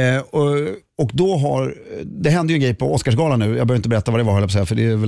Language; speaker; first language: Swedish; native; Swedish